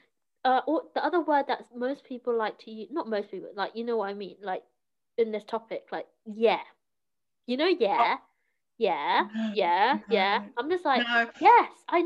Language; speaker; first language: English; early bilingual, other home language; Cantonese